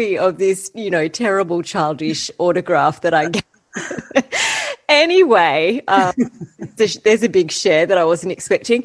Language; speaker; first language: English; native; English